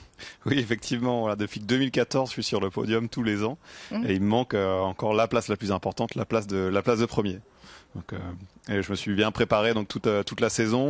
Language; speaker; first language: French; native; French